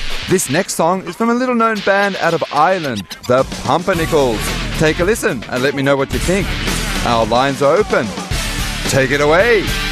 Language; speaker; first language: English; native; English